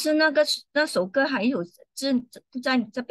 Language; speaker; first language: Chinese; non-native, fluent; English